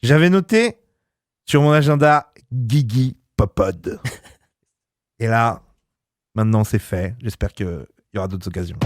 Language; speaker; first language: French; native; French